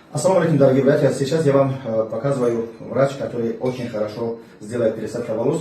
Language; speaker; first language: Russian; non-native, learner; Tajik